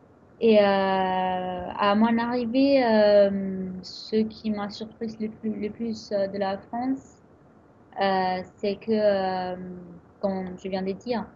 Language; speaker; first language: French; non-native, fluent; Italian